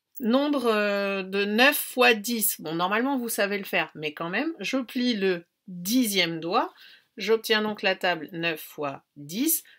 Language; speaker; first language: French; native; French